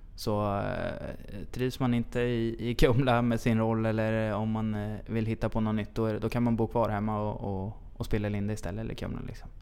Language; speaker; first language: Swedish; native; Swedish